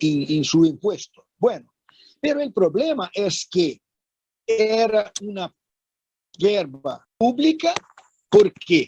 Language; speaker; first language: Spanish; non-native, fluent; Portuguese